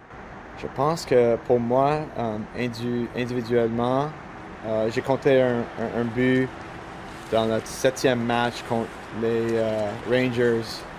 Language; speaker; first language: French; non-native, local second language; English